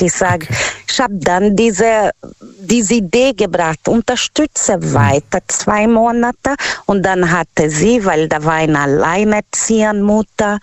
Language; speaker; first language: German; non-native, learner; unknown